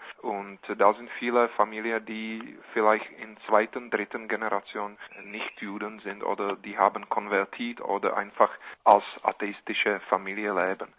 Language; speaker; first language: German; non-native, fluent; Czech